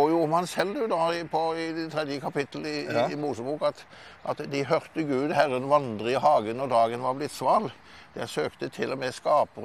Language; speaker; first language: Norwegian; native; Norwegian